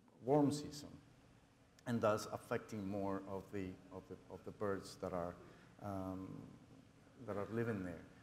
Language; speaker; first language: English; non-native, fluent; Spanish